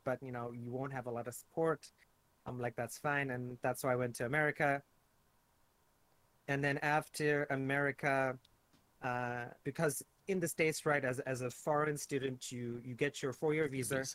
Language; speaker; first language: English; native; English